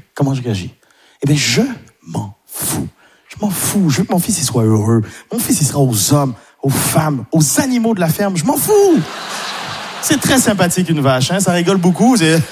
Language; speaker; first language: French; non-native, local second language; Haitian Creole